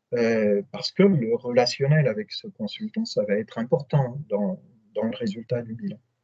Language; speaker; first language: French; native; French